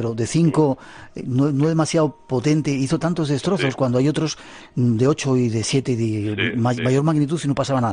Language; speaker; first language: Spanish; native; Spanish